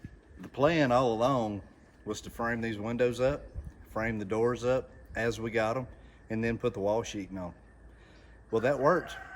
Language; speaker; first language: English; native; English